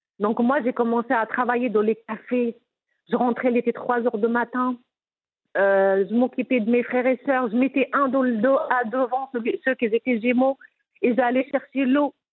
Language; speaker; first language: French; non-native, local second language; Arabic